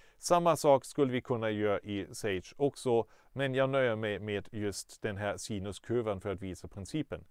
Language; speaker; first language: Swedish; non-native, fluent; German